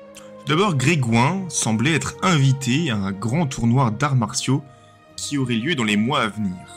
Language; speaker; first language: French; native; French